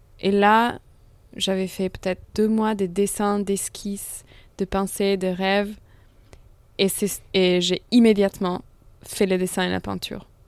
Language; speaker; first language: French; non-native, fluent; Italian